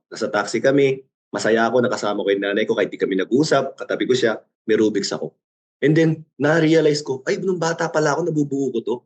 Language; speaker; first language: Filipino; early bilingual, other home language; Korean